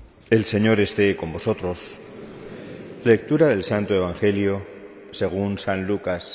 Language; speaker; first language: Spanish; native; Spanish